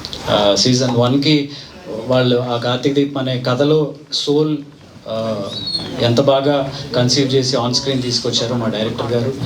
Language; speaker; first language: Telugu; native; Telugu